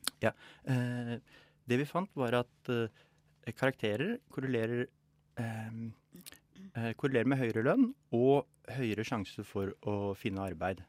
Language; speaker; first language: Norwegian; native; Norwegian